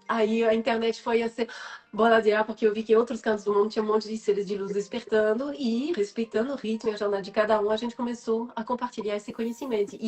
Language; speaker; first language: Portuguese; non-native, fluent; French